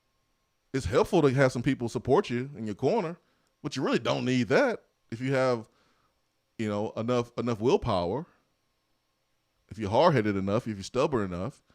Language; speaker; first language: English; native; English